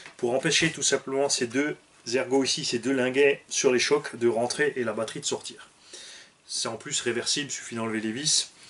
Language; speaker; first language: French; native; French